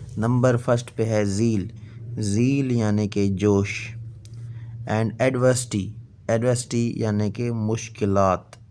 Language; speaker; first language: Urdu; non-native, local second language; Sindhi